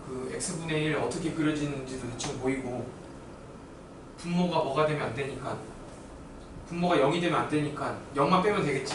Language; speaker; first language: Korean; native; Korean